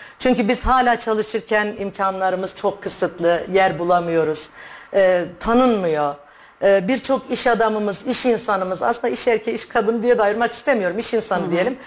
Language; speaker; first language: Turkish; native; Turkish